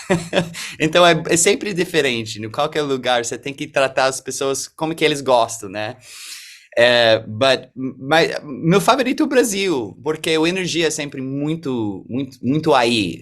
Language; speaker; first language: Portuguese; early bilingual, heritage; English